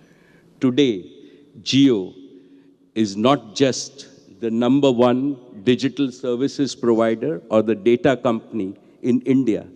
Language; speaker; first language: English; non-native, local second language; Gujarati